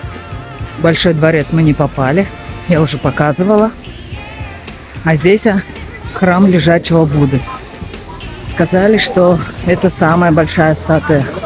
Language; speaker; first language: Russian; native; Russian